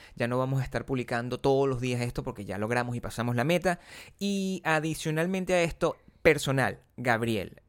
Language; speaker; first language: Spanish; native; Spanish